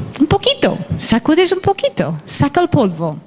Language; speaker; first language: Spanish; non-native, fluent; English